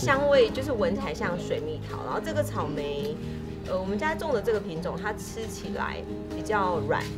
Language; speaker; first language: Chinese; native; Chinese